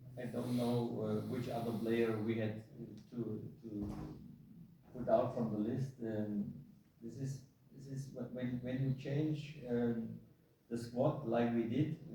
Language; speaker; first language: English; non-native, fluent; German